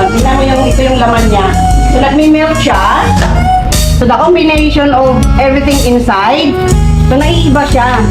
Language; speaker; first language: Filipino; native; Filipino